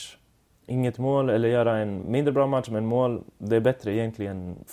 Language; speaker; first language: Swedish; early bilingual, other home language; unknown